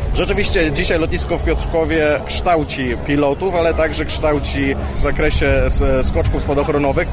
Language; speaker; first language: Polish; native; Polish